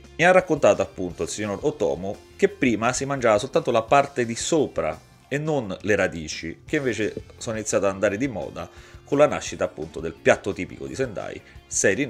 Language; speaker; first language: Italian; native; Italian